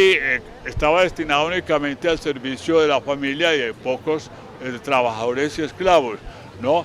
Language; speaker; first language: Spanish; native; Spanish